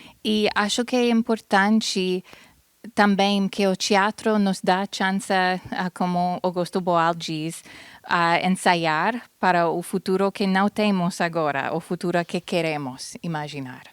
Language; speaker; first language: Portuguese; non-native, fluent; English